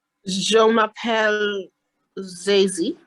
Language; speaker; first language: French; non-native, learner; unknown